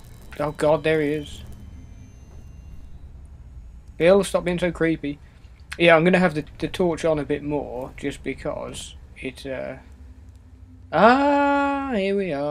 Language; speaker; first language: English; native; English